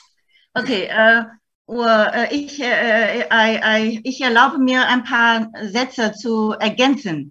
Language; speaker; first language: German; non-native, fluent; Chinese